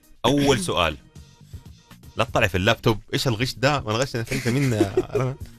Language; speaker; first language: Arabic; native; Arabic